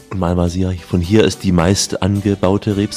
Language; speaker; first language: German; native; German